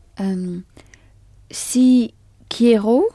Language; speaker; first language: Spanish; non-native, learner; French